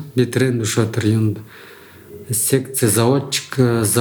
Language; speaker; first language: Russian; non-native, local second language; Buriat